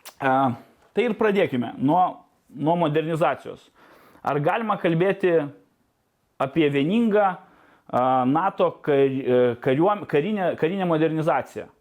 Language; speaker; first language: Lithuanian; native; Lithuanian